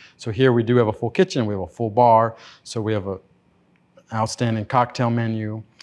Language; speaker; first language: English; native; English